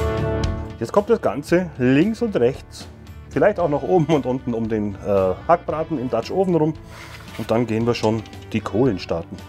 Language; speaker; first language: German; native; German